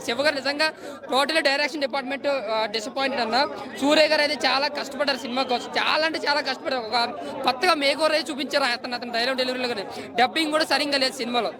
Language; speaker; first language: Telugu; native; Telugu